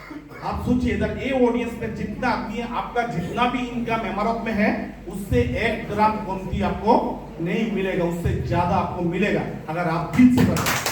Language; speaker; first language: Hindi; non-native, local second language; Bangla